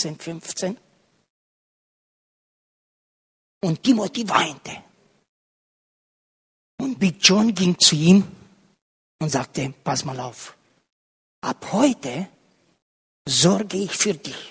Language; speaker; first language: German; non-native, fluent; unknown